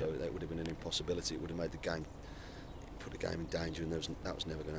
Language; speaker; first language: English; native; English